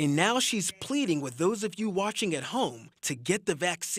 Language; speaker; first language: English; native; English